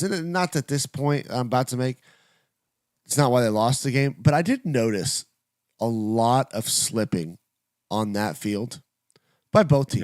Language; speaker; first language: English; native; English